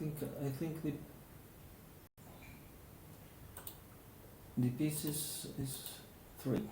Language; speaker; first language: English; non-native, learner; Spanish